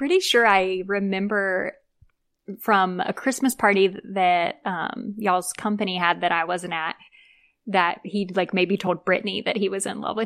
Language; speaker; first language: English; native; English